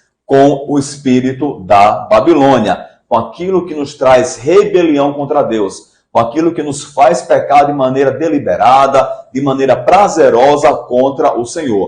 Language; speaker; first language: Portuguese; native; Portuguese